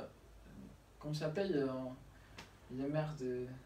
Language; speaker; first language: French; non-native, learner; Spanish